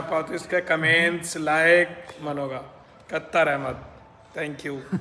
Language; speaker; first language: Russian; non-native, learner; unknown